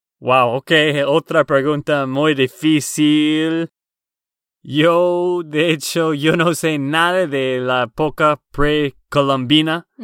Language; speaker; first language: Spanish; non-native, learner; English